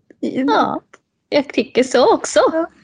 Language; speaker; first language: Swedish; non-native, fluent; English